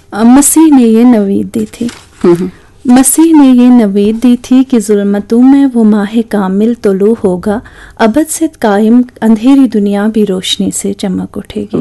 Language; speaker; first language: Hindi; non-native, local second language; Kashmiri